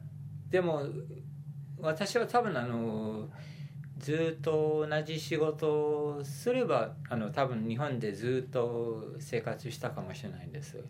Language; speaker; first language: Japanese; non-native, fluent; English